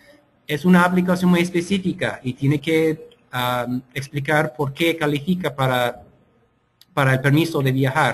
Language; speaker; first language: Spanish; non-native, fluent; English